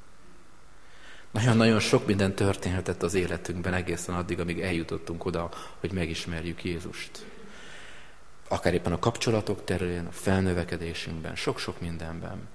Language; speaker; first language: Hungarian; native; Hungarian